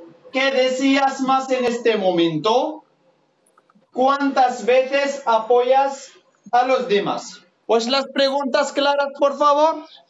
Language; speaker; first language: Spanish; non-native, fluent; Arabic